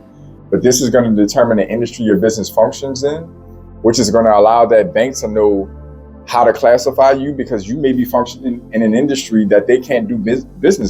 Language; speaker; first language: English; native; English